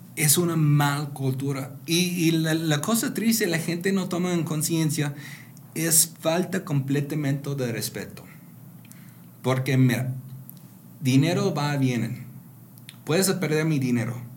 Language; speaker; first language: Spanish; non-native, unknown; English